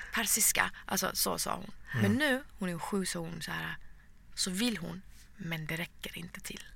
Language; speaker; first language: Swedish; early bilingual, other home language; Persian